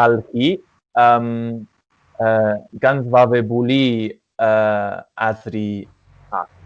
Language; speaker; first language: Georgian; non-native, learner; English